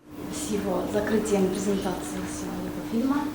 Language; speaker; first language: Russian; native; Russian